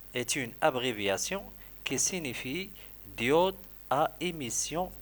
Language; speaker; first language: French; non-native, local second language; Arabic